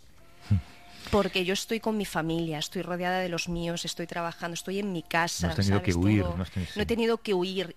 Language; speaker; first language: Spanish; native; Spanish